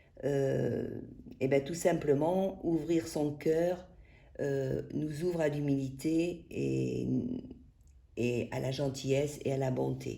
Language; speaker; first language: French; native; French